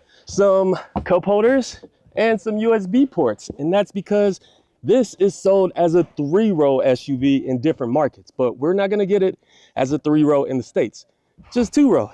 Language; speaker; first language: English; native; English